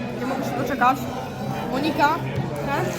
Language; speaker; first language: Polish; native; Polish